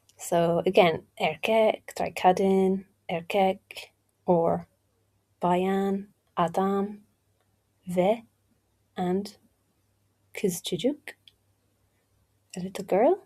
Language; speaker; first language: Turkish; non-native, learner; English